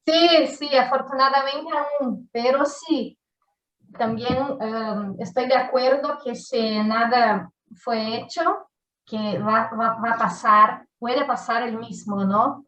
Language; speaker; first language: Spanish; non-native, learner; Portuguese